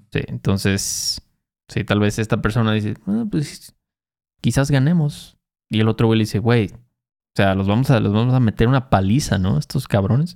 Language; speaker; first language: Spanish; native; Spanish